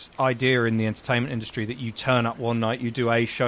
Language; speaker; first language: English; native; English